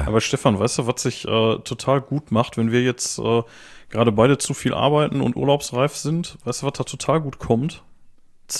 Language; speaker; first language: German; native; German